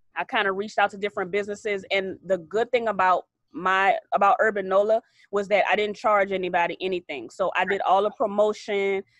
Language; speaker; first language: English; native; English